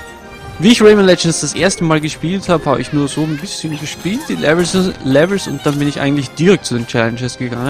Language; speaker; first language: German; native; German